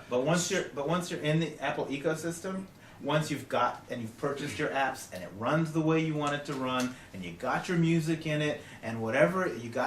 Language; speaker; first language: English; native; English